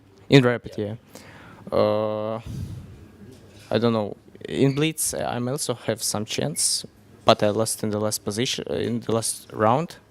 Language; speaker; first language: English; non-native, learner; Russian